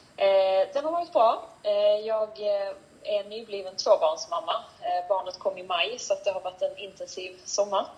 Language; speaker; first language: Swedish; native; Swedish